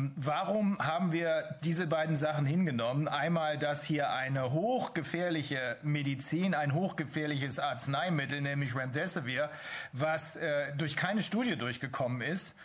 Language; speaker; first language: German; native; German